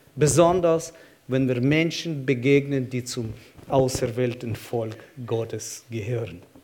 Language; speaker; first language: German; non-native, fluent; Russian